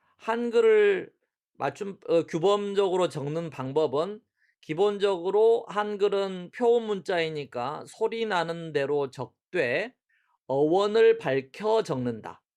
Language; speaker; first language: Korean; native; Korean